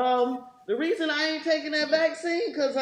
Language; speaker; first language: English; native; English